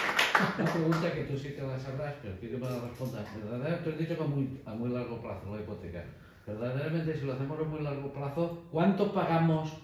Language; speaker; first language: Spanish; native; Spanish